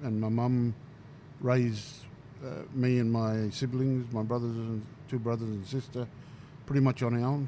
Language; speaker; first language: English; native; English